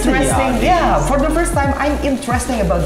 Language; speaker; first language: English; non-native, learner; Indonesian